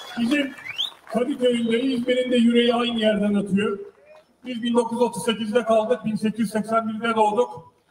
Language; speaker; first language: Turkish; native; Turkish